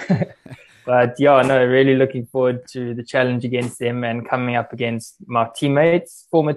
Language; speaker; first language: English; native; English